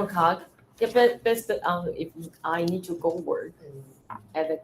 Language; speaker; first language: English; non-native, learner; Chinese